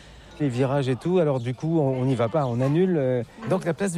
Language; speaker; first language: French; native; French